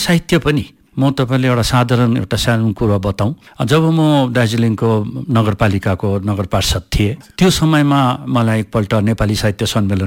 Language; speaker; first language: Nepali; non-native, local second language; Bangla